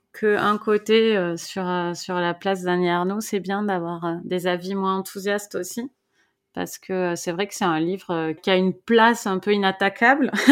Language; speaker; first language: French; native; French